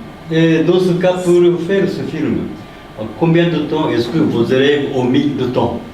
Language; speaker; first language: French; non-native, learner; Japanese